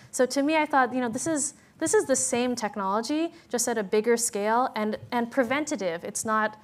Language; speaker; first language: English; native; English